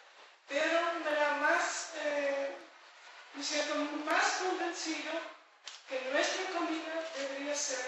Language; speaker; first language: Spanish; non-native, fluent; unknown